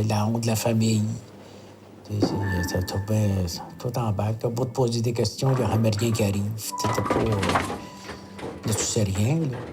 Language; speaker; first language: French; native; French